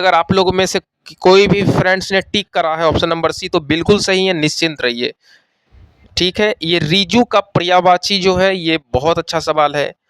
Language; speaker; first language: Hindi; native; Hindi